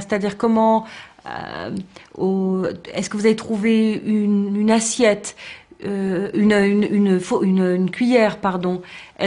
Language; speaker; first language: French; native; French